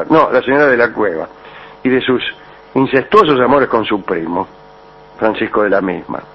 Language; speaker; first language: Spanish; native; Spanish